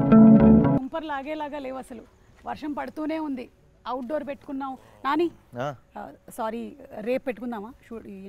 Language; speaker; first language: Telugu; native; Telugu